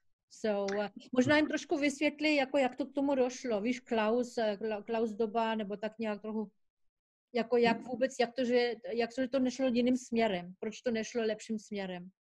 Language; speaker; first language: Czech; early bilingual, heritage; Czech